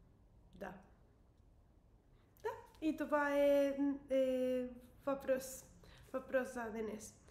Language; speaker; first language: Bulgarian; non-native, learner; English